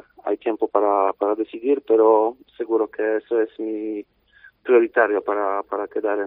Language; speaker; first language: Spanish; non-native, fluent; Polish